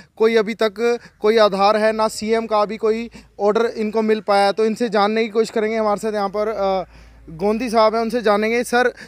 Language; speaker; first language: Hindi; native; Hindi